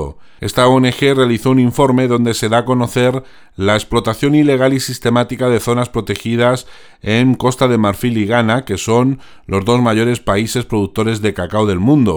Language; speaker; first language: Spanish; native; Spanish